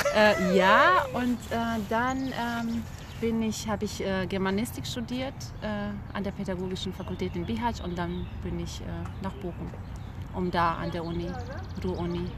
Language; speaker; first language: German; early bilingual, other home language; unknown